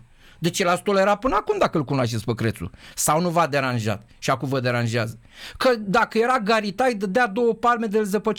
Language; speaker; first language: Romanian; native; Romanian